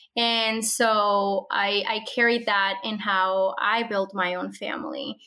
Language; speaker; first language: English; early bilingual, other home language; Spanish